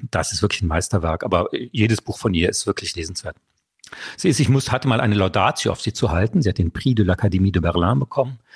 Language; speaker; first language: German; early bilingual, other home language; French